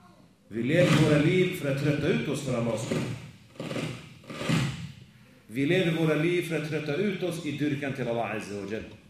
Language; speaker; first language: Swedish; native; Swedish